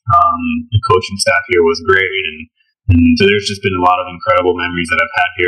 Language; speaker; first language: English; early bilingual, other home language; Spanish